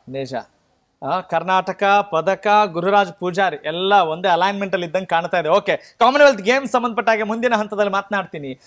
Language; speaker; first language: Kannada; native; Kannada